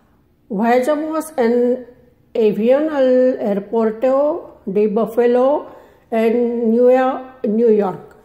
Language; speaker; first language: Spanish; non-native, learner; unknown